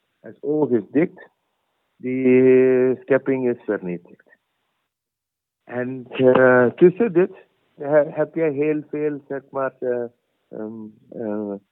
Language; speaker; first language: Dutch; non-native, fluent; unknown